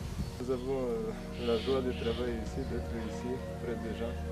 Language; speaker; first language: French; non-native, fluent; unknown